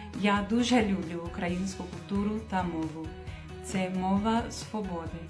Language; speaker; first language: Ukrainian; non-native, learner; English